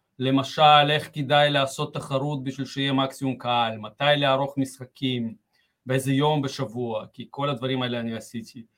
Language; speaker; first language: Hebrew; early bilingual, other home language; Russian